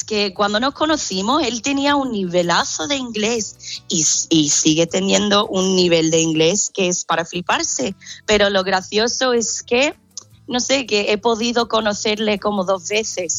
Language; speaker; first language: Spanish; non-native, fluent; English